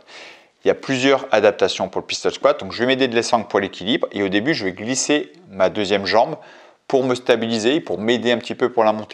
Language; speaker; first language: French; native; French